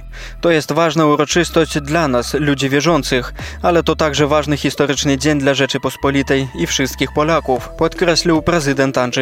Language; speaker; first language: Polish; native; Polish